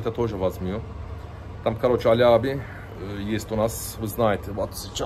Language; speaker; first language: Russian; non-native, learner; Turkish